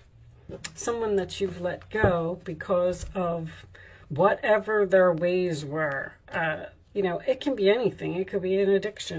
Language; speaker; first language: English; native; English